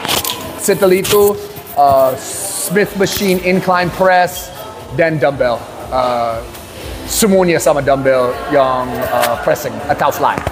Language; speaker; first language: Indonesian; non-native, learner; English